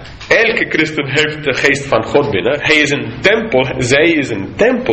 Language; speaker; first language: Dutch; non-native, fluent; English